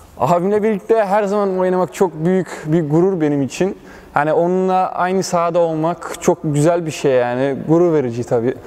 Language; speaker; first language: Turkish; early bilingual, other home language; Bosnian